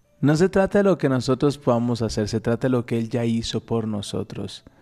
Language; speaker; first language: Spanish; native; Spanish